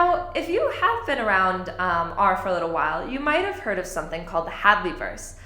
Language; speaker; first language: English; native; English